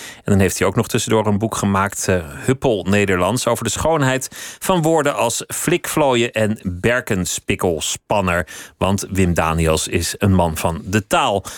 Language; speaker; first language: Dutch; native; Dutch